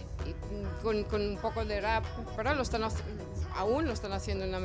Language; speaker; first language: Spanish; non-native, fluent; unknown